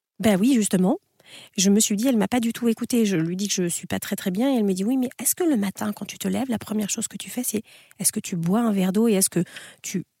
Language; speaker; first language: French; native; French